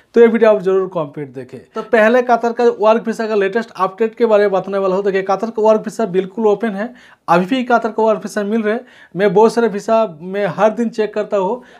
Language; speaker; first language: Hindi; non-native, local second language; Bangla